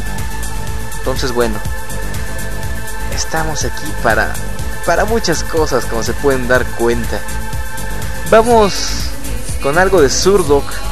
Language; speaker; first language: Spanish; native; Spanish